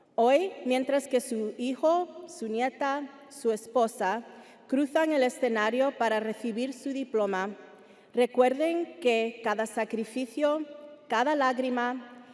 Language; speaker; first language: Spanish; early bilingual, heritage; Spanish